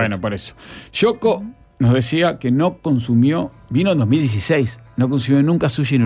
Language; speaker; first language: Spanish; native; Spanish